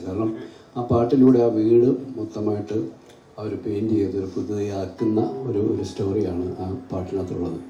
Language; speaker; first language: Malayalam; native; Malayalam